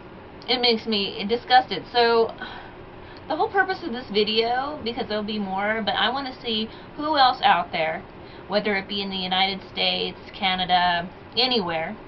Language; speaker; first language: English; native; English